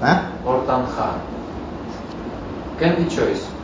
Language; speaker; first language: English; non-native, learner; Russian